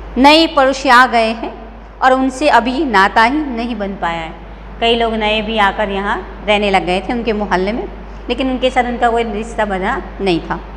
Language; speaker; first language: Hindi; non-native, local second language; Gujarati